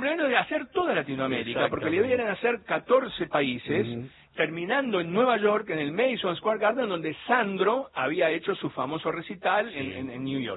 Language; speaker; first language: Spanish; native; Spanish